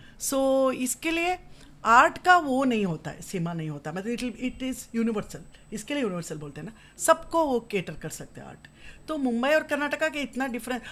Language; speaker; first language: Hindi; non-native, local second language; Kannada